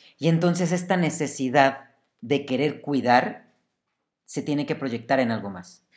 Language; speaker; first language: Spanish; native; Spanish